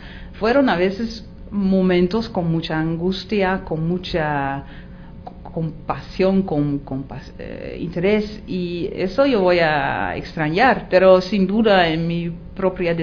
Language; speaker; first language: Spanish; non-native, fluent; Dutch